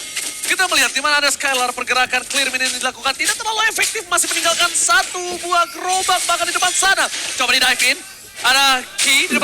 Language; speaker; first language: Indonesian; native; Indonesian